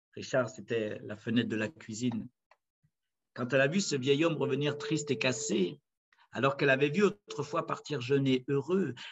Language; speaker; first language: French; native; French